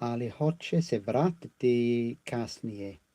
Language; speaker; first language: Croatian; non-native, learner; English